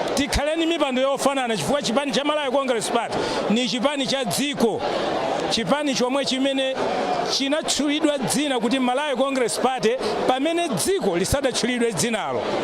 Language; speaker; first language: Nyanja; non-native, local second language; Yao